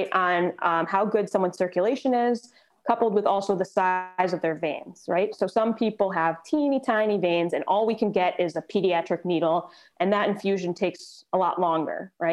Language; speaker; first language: English; native; English